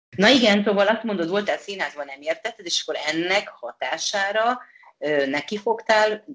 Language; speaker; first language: Hungarian; native; Hungarian